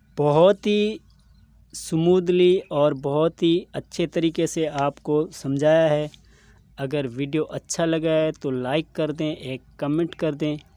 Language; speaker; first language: Urdu; non-native, local second language; Sindhi